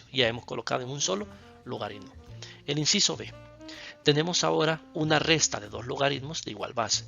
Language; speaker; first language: Spanish; native; Spanish